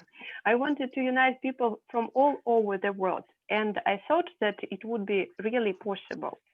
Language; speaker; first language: English; non-native, fluent; Russian